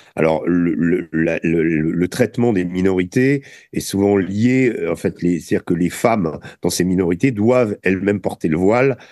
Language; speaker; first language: French; native; French